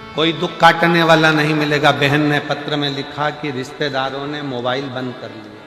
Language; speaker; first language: Hindi; native; Hindi